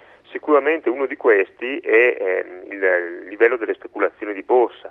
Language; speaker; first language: Italian; native; Italian